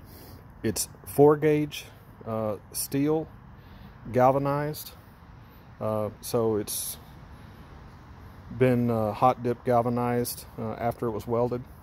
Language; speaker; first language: English; native; English